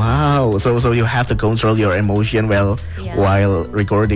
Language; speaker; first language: English; non-native, fluent; Indonesian